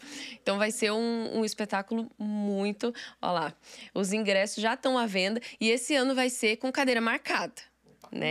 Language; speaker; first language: Portuguese; native; Portuguese